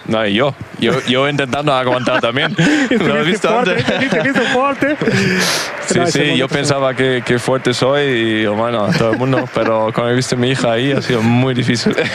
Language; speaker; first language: Spanish; non-native, fluent; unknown